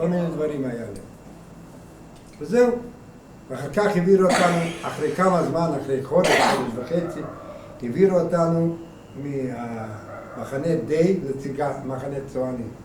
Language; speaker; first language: Hebrew; non-native, fluent; Hungarian